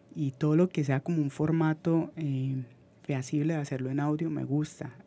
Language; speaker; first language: Spanish; native; Spanish